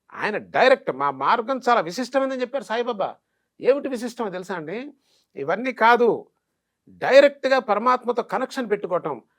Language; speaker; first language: Telugu; native; Telugu